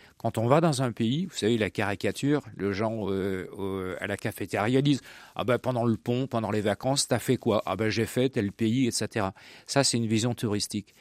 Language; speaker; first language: French; native; French